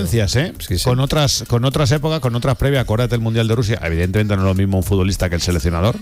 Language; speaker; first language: Spanish; native; Spanish